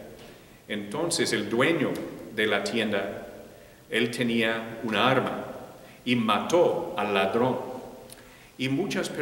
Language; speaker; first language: Spanish; non-native, fluent; English